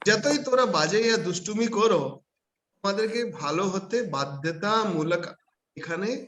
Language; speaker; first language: Bangla; non-native, local second language; Hindi